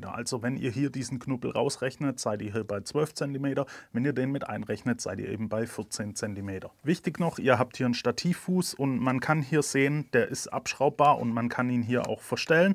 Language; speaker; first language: German; native; German